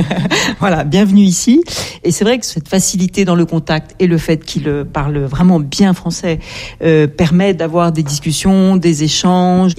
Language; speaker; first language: French; native; French